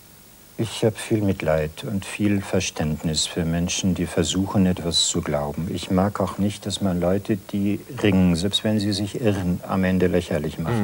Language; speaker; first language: German; native; German